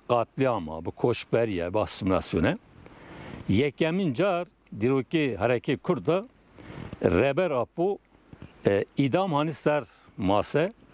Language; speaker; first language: Kurdish; non-native, local second language; Turkish